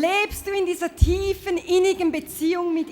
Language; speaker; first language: German; native; German